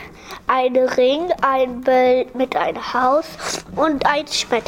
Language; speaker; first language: German; early bilingual, other home language; Polish